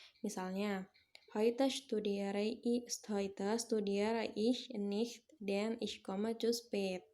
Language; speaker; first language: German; non-native, fluent; Indonesian